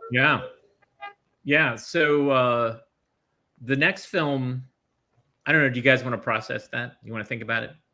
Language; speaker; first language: English; native; English